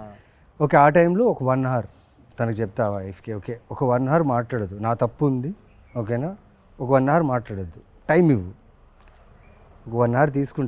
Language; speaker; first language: Telugu; native; Telugu